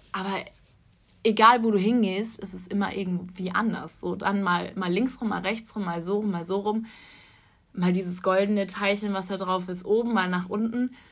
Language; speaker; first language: German; native; German